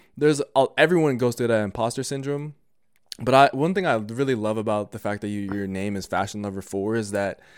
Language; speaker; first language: English; native; English